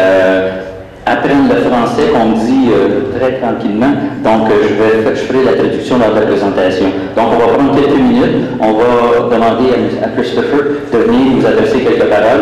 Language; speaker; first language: French; native; French